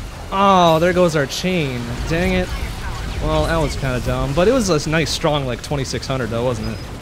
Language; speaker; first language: English; native; English